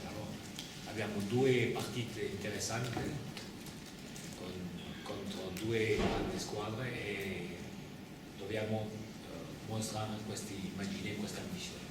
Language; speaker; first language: Italian; non-native, fluent; French